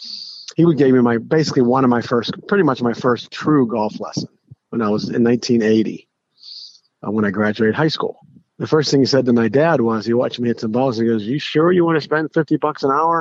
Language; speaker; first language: English; native; English